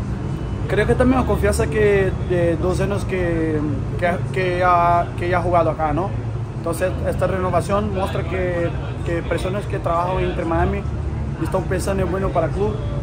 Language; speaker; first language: Spanish; non-native, learner; Portuguese